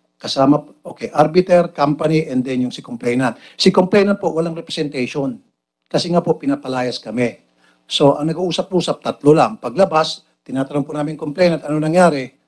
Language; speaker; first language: Filipino; native; Filipino